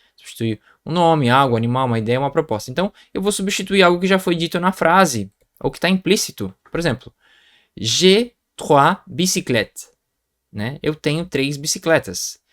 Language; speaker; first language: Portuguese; native; Portuguese